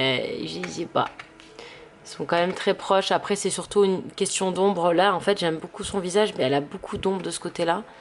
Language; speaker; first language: French; native; French